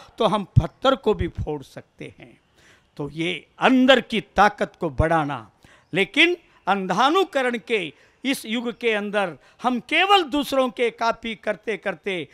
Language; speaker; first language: Hindi; non-native, local second language; Kannada